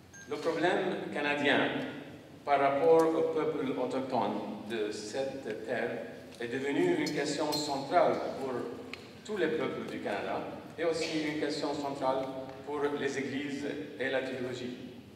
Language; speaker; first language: French; non-native, local second language; Arabic